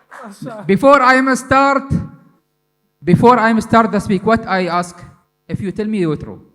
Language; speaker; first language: English; non-native, learner; Arabic